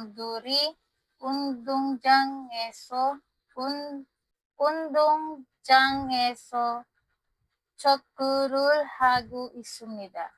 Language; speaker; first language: Korean; non-native, learner; Filipino